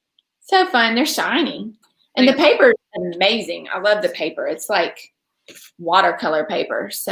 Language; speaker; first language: English; native; English